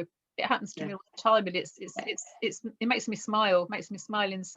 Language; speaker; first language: English; native; English